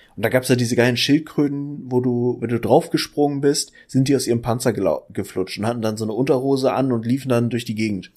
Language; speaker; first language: German; native; German